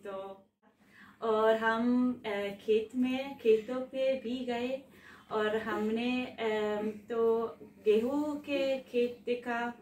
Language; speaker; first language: Hindi; non-native, learner; Italian